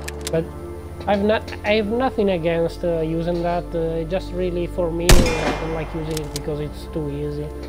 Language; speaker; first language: English; non-native, fluent; Italian